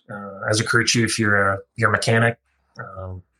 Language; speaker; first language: English; native; English